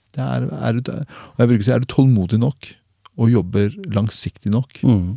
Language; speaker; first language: Norwegian; early bilingual, other home language; Persian